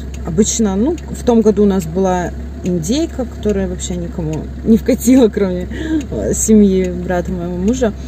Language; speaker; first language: Russian; native; Russian